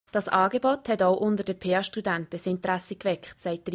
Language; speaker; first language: German; native; German